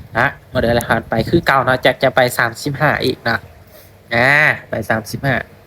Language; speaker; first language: Thai; non-native, local second language; Lao